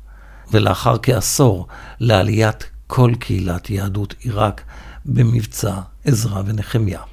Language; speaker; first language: Hebrew; native; Hebrew